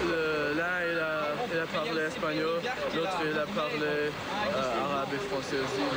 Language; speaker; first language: French; non-native, learner; English